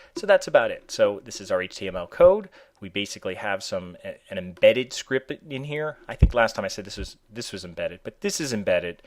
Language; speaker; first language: English; native; English